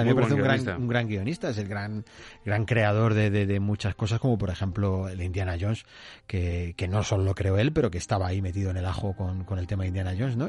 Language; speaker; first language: Spanish; native; Spanish